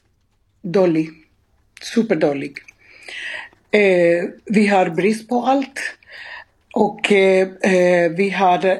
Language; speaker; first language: Swedish; non-native, fluent; Spanish